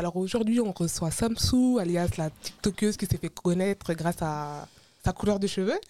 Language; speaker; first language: French; early bilingual, other home language; Arabic